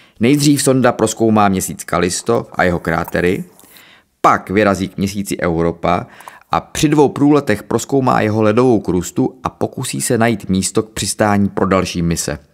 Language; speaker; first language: Czech; native; Czech